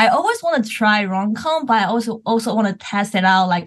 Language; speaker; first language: English; non-native, fluent; Chinese